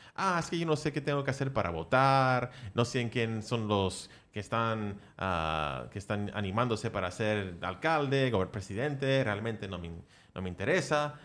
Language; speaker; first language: Spanish; early bilingual, heritage; Spanish